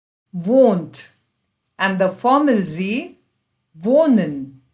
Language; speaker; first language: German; non-native, fluent; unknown